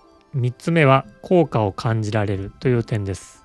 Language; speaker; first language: Japanese; native; Japanese